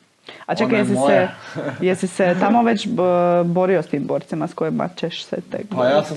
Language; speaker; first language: Croatian; native; Croatian